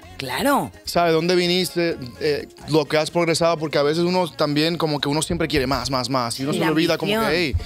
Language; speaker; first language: Spanish; early bilingual, heritage; Spanish